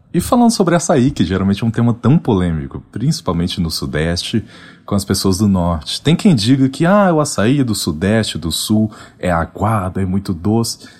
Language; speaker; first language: Portuguese; native; Portuguese